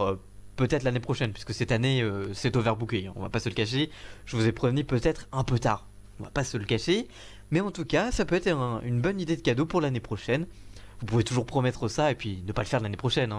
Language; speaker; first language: French; native; French